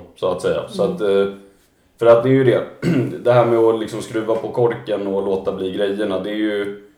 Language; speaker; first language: Swedish; native; Swedish